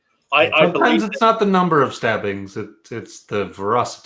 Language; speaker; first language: English; native; English